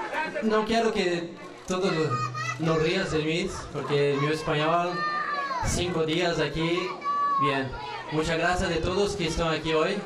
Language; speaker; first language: Spanish; non-native, learner; Portuguese